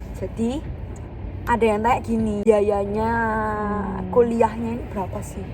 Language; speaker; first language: Indonesian; native; Indonesian